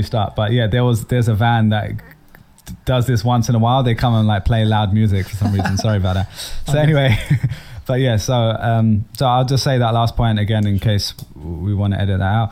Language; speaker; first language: English; native; English